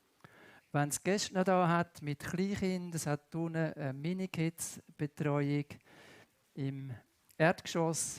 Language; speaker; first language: German; native; German